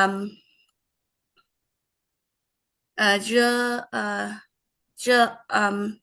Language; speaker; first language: French; non-native, learner; Vietnamese